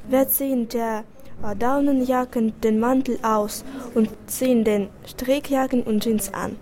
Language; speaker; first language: German; non-native, learner; Russian